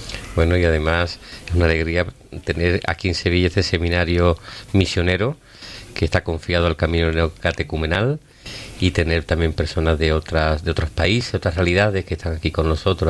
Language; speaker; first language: Spanish; native; Spanish